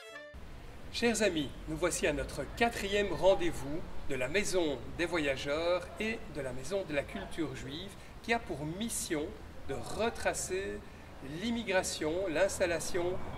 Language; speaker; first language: French; native; French